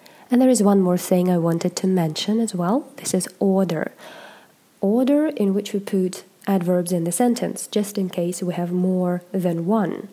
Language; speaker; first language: English; non-native, fluent; Russian